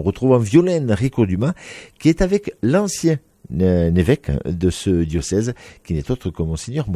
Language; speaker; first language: French; native; French